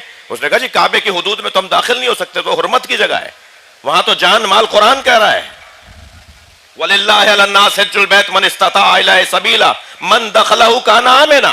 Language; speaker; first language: Urdu; native; Urdu